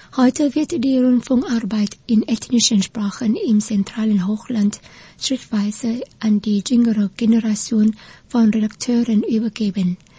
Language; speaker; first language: German; non-native, fluent; Vietnamese